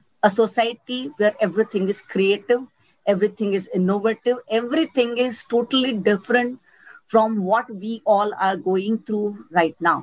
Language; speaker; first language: English; non-native, local second language; Gujarati